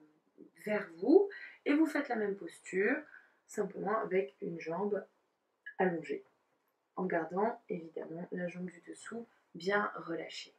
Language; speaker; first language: French; native; French